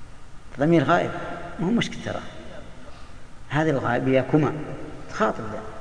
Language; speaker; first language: Arabic; native; Arabic